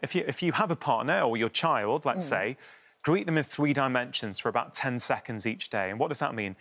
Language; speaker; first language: English; native; English